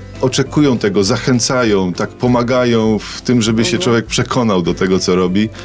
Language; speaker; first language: Polish; native; Polish